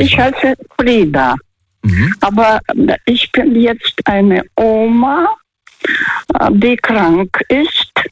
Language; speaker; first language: German; non-native, fluent; Russian